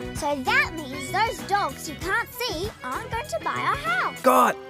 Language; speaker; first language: English; native; English